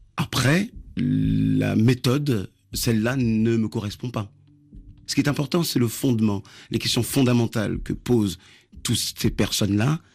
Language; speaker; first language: French; early bilingual, other home language; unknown